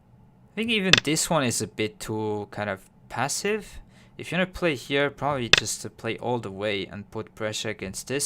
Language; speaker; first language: English; non-native, fluent; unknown